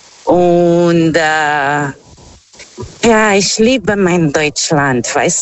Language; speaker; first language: German; non-native, fluent; Portuguese